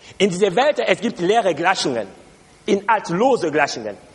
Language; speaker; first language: German; non-native, learner; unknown